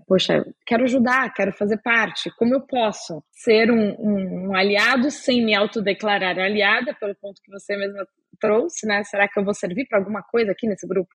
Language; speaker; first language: Portuguese; native; Portuguese